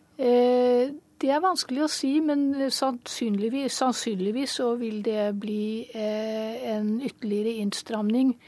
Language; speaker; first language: Norwegian; native; Norwegian